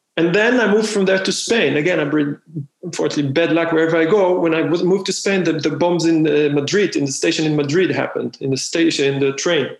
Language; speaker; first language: English; non-native, fluent; Hebrew